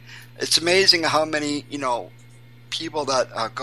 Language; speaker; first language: English; native; English